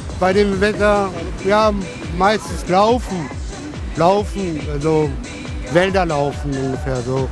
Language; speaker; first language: German; non-native, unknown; Turkish